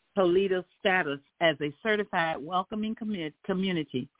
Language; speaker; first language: English; native; English